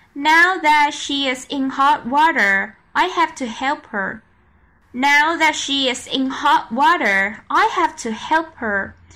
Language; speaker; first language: English; non-native, fluent; Chinese